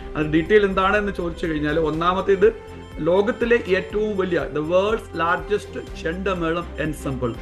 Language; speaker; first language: Malayalam; native; Malayalam